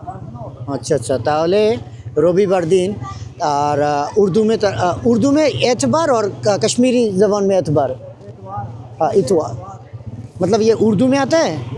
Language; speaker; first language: Hindi; non-native, fluent; Bangla